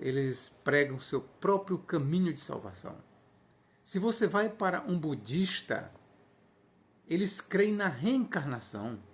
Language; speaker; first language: Portuguese; native; Portuguese